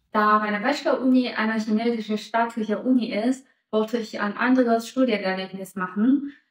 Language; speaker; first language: German; non-native, fluent; Chinese